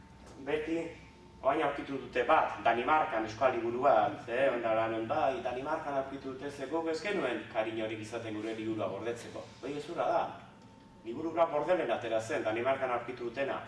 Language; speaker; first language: Basque; native; Basque